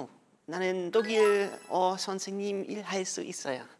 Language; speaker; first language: Korean; non-native, learner; German